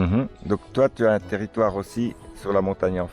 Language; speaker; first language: French; native; French